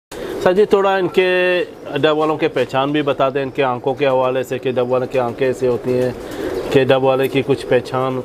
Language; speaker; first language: Urdu; native; Urdu